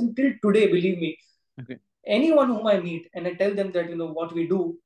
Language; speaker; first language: English; non-native, local second language; Gujarati